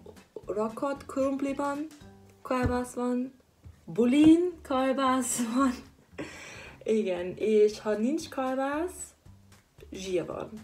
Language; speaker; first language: Hungarian; non-native, learner; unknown